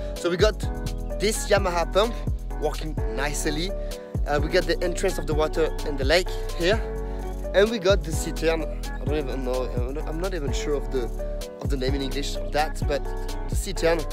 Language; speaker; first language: English; non-native, fluent; French